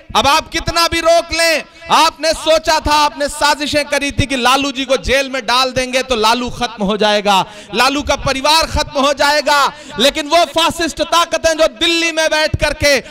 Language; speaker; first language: Hindi; native; Hindi